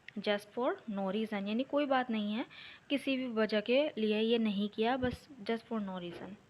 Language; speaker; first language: Urdu; native; Urdu